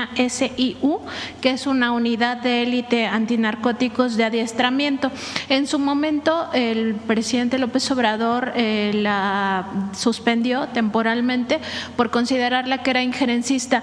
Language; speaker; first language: Spanish; native; Spanish